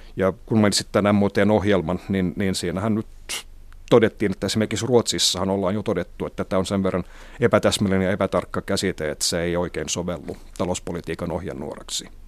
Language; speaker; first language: Finnish; non-native, local second language; Swedish